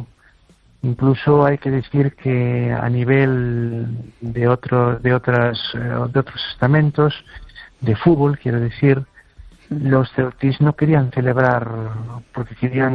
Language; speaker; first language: Spanish; native; Spanish